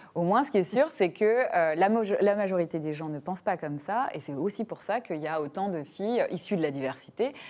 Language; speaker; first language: French; native; French